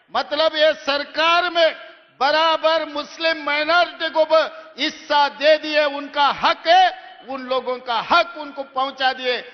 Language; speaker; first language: Hindi; non-native, local second language; Telugu